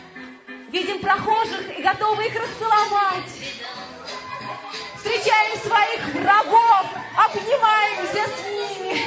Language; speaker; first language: Russian; native; Russian